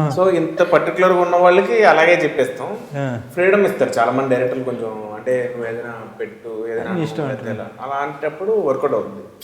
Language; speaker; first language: Telugu; native; Telugu